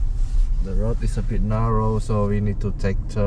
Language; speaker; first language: English; non-native, learner; Indonesian